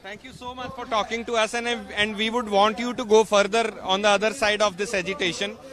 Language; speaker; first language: English; non-native, local second language; Punjabi